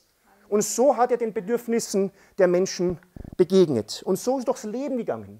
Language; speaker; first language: German; native; German